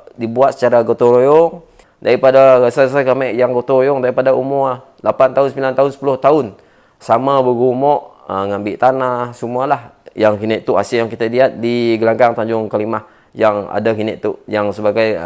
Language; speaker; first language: Malay; native; Malay